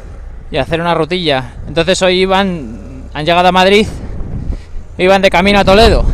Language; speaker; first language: Spanish; native; Spanish